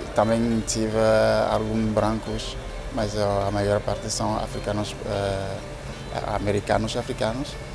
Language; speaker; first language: Portuguese; non-native, learner; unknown